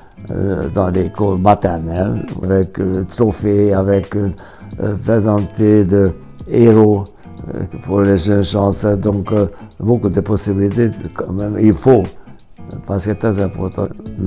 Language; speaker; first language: French; non-native, fluent; Hungarian